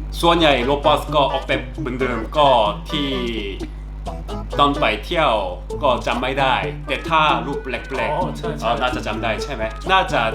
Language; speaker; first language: Thai; non-native, learner; Korean